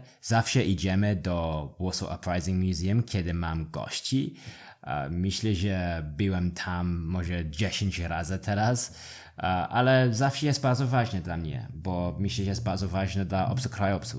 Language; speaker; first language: Polish; non-native, learner; English